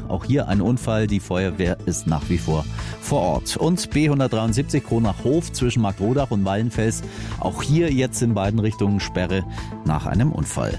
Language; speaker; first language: German; native; German